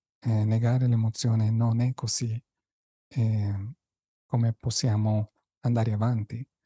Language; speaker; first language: Italian; non-native, fluent; Spanish